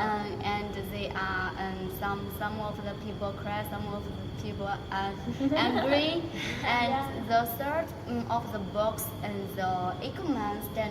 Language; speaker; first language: English; non-native, learner; Chinese